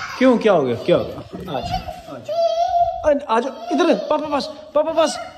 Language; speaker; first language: Hindi; native; Hindi